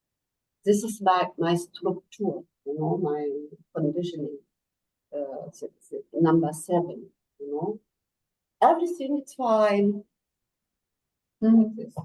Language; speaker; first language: English; non-native, learner; German